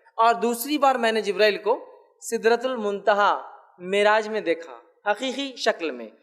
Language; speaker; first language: Urdu; native; Urdu